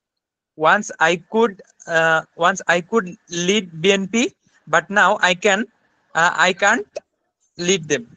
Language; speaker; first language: English; non-native, learner; Bangla